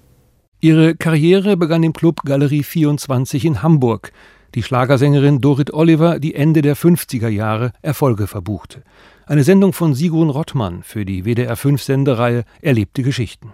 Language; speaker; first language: German; native; German